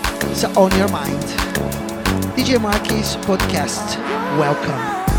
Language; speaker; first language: English; non-native, fluent; Portuguese